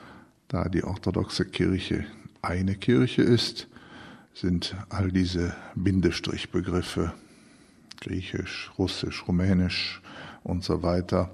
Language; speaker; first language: German; early bilingual, other home language; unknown